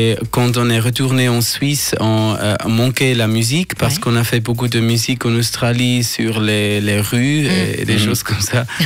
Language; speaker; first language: French; non-native, local second language; German